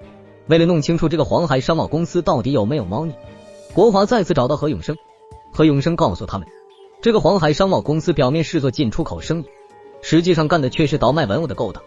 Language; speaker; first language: Chinese; native; Chinese